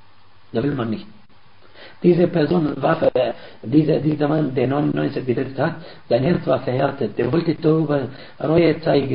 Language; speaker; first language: German; non-native, fluent; Arabic